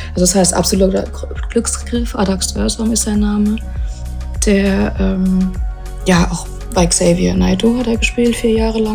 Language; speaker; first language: German; native; German